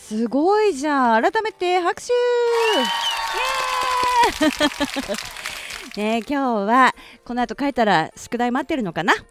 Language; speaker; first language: Japanese; native; Japanese